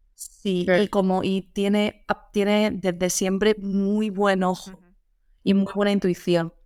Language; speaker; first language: Spanish; native; Spanish